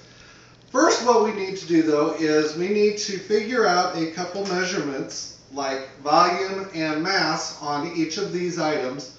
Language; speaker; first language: English; native; English